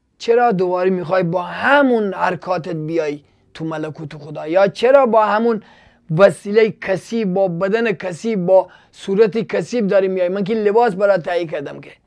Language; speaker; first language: Persian; native; Persian